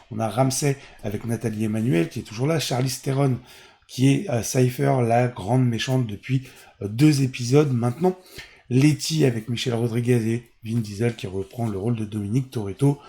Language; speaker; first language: French; native; French